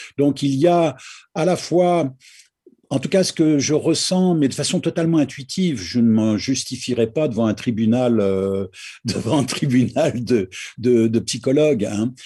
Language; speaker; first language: French; native; French